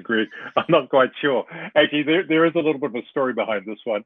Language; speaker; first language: English; native; English